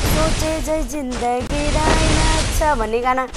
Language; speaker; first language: Hindi; non-native, local second language; Nepali